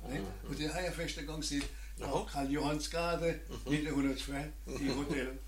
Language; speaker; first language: Danish; non-native, learner; German